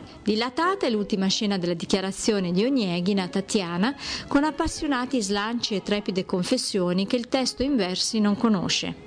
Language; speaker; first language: Italian; native; Italian